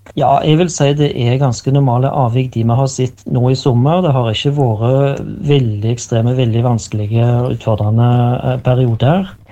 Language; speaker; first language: Norwegian; native; Norwegian